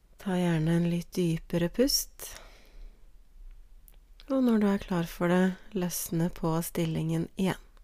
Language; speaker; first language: Norwegian; native; Norwegian